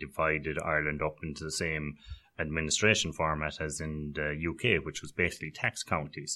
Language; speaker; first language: English; native; English